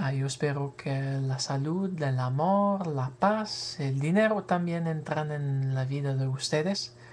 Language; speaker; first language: Spanish; non-native, learner; English